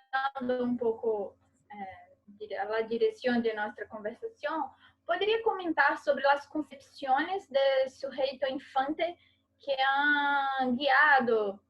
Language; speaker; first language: Spanish; non-native, learner; Portuguese